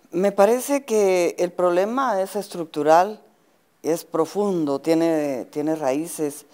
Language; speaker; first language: Spanish; native; Spanish